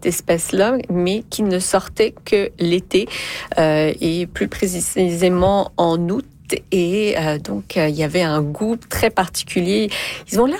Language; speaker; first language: French; native; French